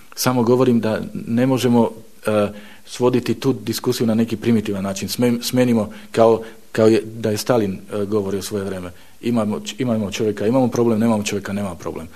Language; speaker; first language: Bosnian; non-native, fluent; Slovak